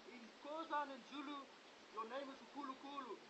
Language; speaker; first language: English; non-native, local second language; Afrikaans